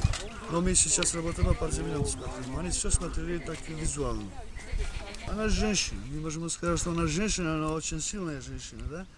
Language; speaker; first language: Russian; non-native, learner; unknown